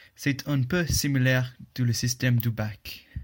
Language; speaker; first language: French; non-native, learner; English